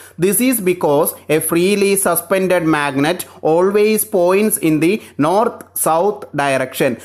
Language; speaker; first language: English; non-native, local second language; Malayalam